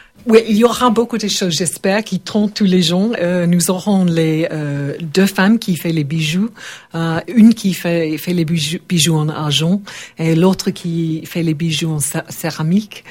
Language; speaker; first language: French; non-native, learner; English